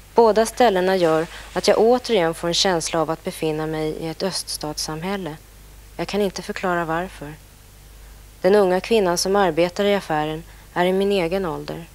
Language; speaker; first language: Swedish; native; Swedish